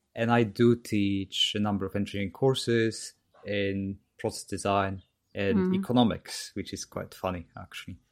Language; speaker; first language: English; non-native, fluent; Polish